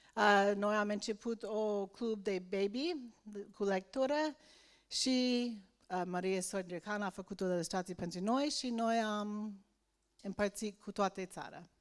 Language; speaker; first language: Romanian; non-native, learner; English